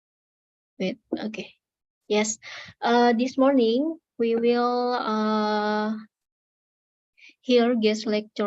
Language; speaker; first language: English; non-native, learner; Indonesian